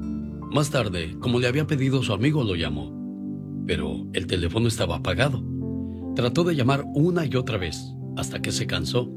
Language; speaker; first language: Spanish; native; Spanish